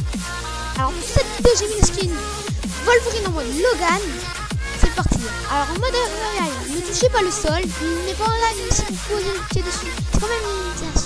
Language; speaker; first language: French; native; French